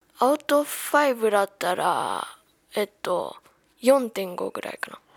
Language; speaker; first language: Japanese; early bilingual, heritage; Japanese